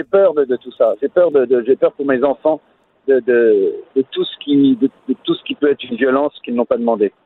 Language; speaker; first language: French; native; French